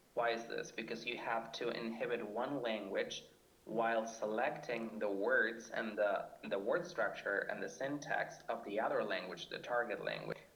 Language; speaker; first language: English; non-native, fluent; Spanish